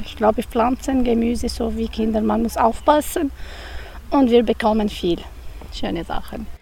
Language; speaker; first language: German; non-native, learner; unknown